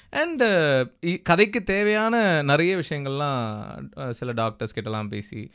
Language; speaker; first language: Tamil; native; Tamil